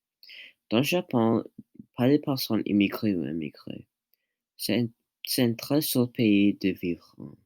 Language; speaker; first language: French; non-native, learner; English